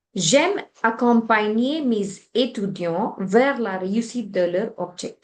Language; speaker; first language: French; non-native, fluent; Hindi